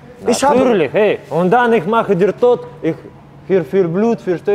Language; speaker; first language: German; non-native, learner; Russian